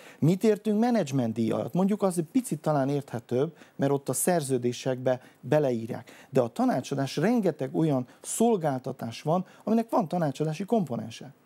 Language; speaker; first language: Hungarian; native; Hungarian